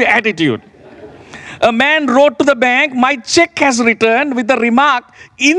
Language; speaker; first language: English; non-native, local second language; Sinhala